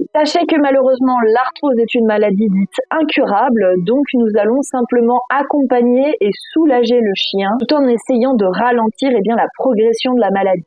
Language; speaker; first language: French; native; French